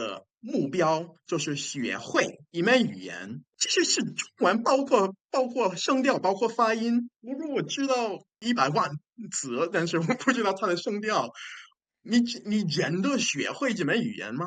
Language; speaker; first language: Chinese; non-native, fluent; English